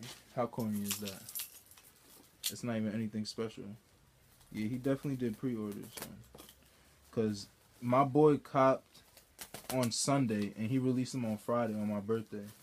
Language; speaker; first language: English; native; English